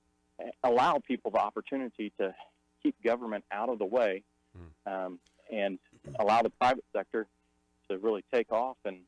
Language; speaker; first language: English; native; English